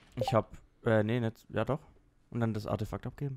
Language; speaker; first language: German; native; German